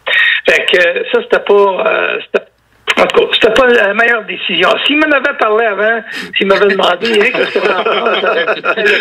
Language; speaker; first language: French; native; French